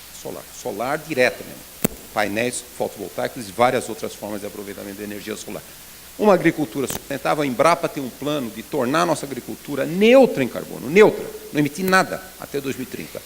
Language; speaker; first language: Portuguese; native; Portuguese